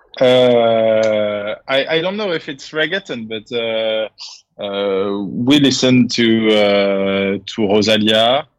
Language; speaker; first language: English; non-native, fluent; French